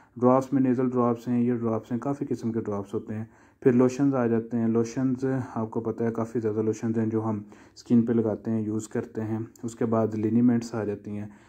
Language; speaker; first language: Urdu; non-native, local second language; Punjabi